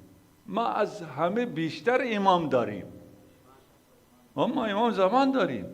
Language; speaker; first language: Persian; non-native, fluent; Urdu